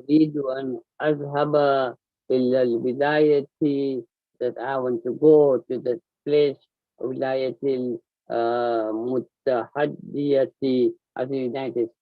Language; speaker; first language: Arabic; non-native, learner; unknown